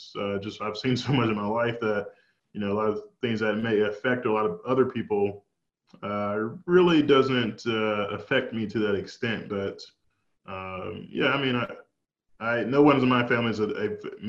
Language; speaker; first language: English; native; English